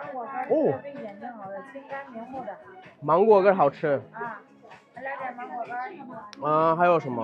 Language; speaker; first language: Chinese; non-native, learner; Bangla